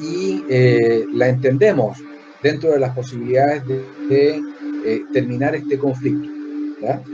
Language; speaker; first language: Spanish; native; Spanish